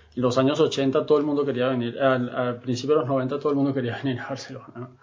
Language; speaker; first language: Spanish; native; Spanish